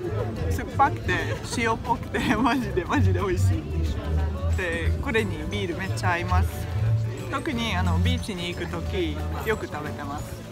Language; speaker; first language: Japanese; non-native, fluent; Hungarian